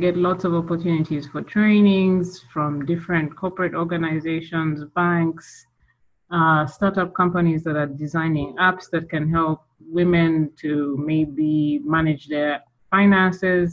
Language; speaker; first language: English; non-native, local second language; Ganda